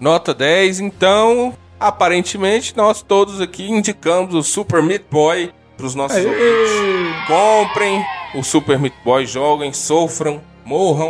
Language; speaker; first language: Portuguese; native; Portuguese